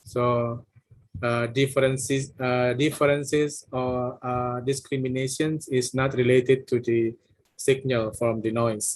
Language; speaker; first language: English; non-native, fluent; Indonesian